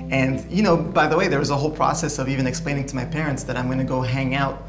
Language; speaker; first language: English; native; English